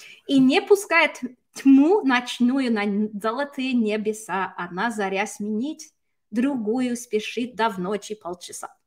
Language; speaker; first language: Russian; non-native, fluent; English